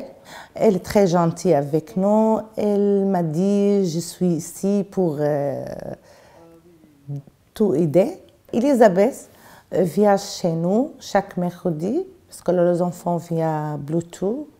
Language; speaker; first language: French; non-native, learner; Arabic